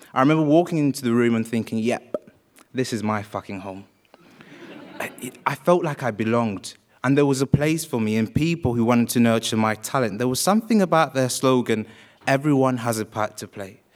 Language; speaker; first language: English; native; English